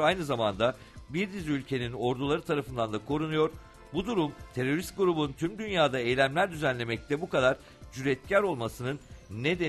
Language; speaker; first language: Turkish; native; Turkish